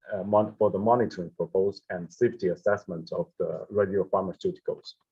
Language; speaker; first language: English; non-native, fluent; Chinese